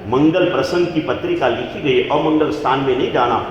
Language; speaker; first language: Hindi; non-native, local second language; Gujarati